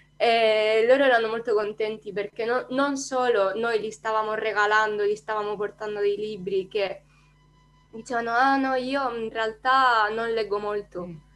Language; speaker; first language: Italian; non-native, fluent; Spanish